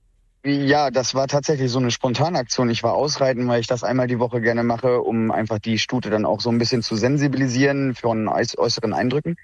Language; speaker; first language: German; native; German